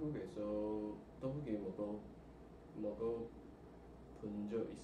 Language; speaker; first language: Korean; non-native, learner; Chinese